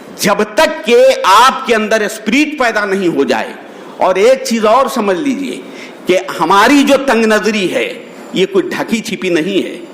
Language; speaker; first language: Urdu; native; Urdu